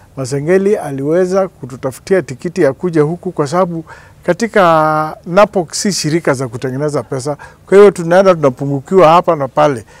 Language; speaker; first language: Swahili; non-native, local second language; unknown